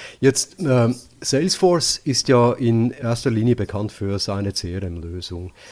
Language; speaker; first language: German; native; German